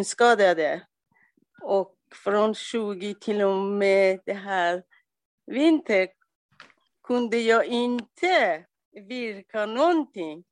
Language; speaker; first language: Swedish; non-native, learner; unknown